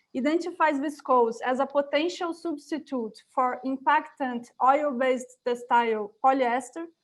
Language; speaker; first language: English; non-native, fluent; Portuguese